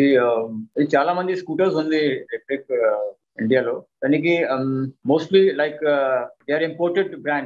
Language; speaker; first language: Telugu; non-native, local second language; Hindi